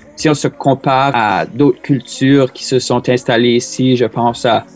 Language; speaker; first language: French; native; French